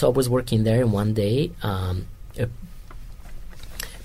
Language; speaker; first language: English; non-native, fluent; Kazakh